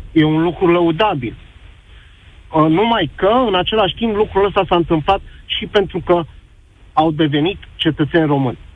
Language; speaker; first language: Romanian; native; Romanian